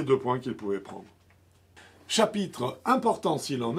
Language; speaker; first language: French; native; French